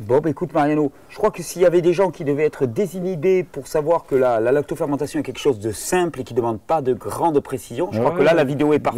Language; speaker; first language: French; native; French